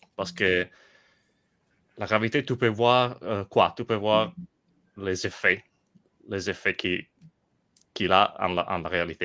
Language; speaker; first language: French; non-native, learner; Italian